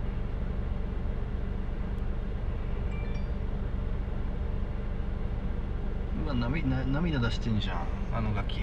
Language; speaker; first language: Japanese; native; Japanese